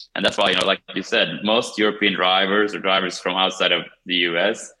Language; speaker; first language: English; non-native, fluent; Swedish